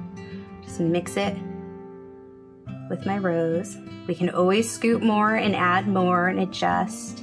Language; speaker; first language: English; native; English